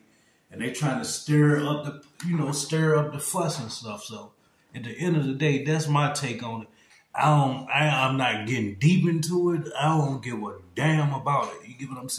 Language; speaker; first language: English; native; English